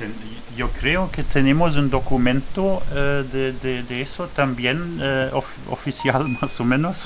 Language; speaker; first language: Spanish; non-native, fluent; French